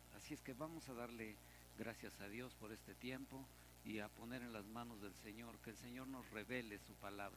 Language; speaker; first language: Spanish; native; Spanish